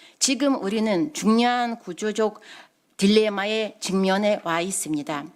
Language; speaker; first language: Korean; non-native, fluent; Russian